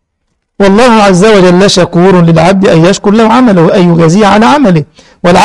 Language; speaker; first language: Arabic; native; Arabic